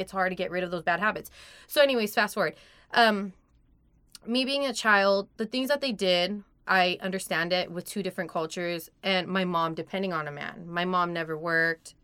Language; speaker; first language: English; early bilingual, other home language; Persian